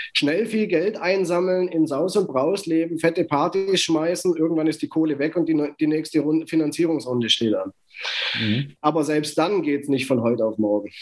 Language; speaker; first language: German; native; German